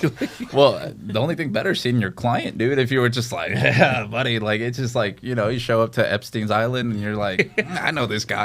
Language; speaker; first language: English; native; English